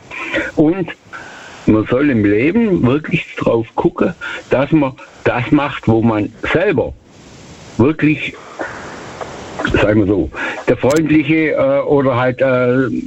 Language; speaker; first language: German; native; German